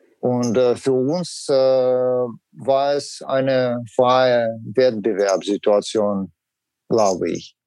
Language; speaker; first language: German; non-native, learner; Russian